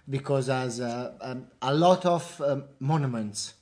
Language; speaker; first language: English; non-native, learner; Italian